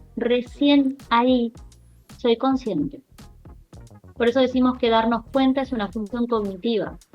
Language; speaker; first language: Spanish; native; Spanish